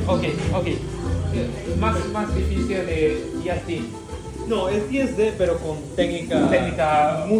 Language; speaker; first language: Spanish; non-native, learner; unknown